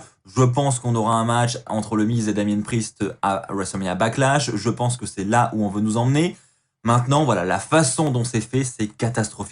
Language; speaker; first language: French; native; French